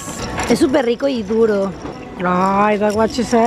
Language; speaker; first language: Spanish; native; Spanish